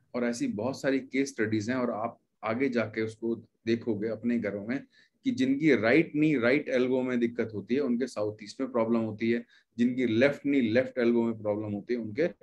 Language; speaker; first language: Hindi; native; Hindi